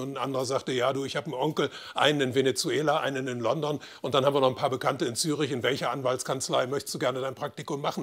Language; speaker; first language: German; native; German